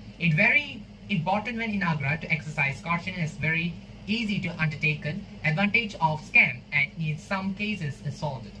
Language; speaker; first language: English; non-native, local second language; Tamil